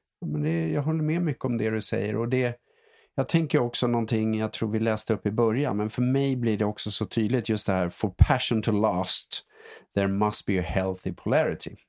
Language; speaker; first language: Swedish; native; Swedish